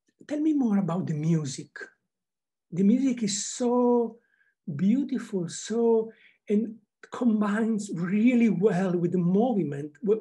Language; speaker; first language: English; non-native, fluent; Italian